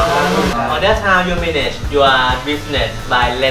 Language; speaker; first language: English; non-native, learner; Thai